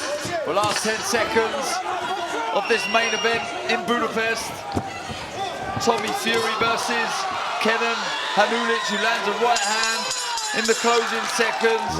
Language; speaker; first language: English; native; English